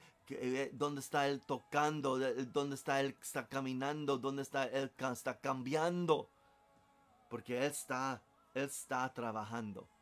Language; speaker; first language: Spanish; non-native, learner; English